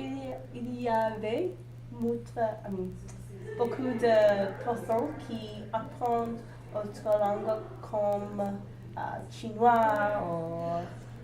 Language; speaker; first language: French; non-native, learner; English